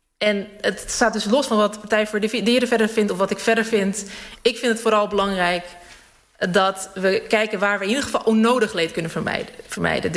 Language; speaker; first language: Dutch; early bilingual, other home language; Serbian